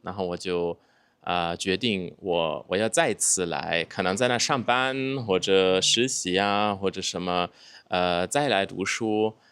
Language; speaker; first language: Chinese; non-native, fluent; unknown